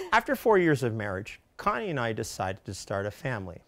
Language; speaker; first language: English; native; English